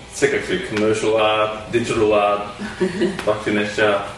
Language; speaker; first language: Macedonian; early bilingual, heritage; Macedonian